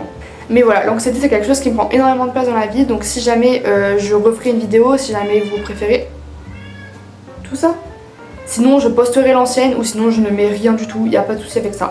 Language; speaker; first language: French; native; French